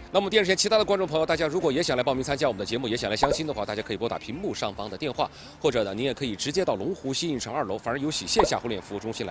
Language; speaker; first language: Chinese; native; Chinese